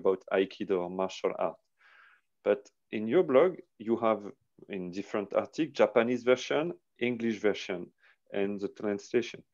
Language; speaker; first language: English; non-native, learner; French